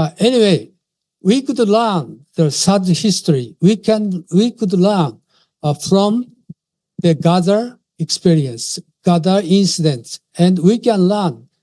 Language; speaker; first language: English; non-native, fluent; Japanese